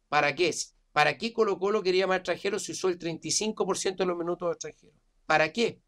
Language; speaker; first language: Spanish; native; Spanish